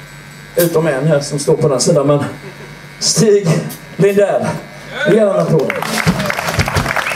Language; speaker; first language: Swedish; native; Swedish